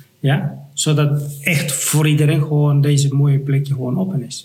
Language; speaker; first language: Dutch; non-native, fluent; Spanish